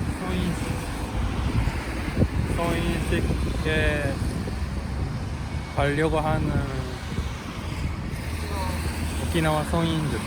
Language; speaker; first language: Korean; non-native, fluent; Japanese